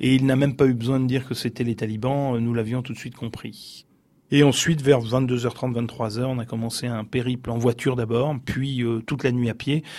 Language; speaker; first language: French; native; French